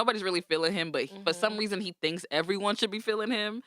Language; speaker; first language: English; native; English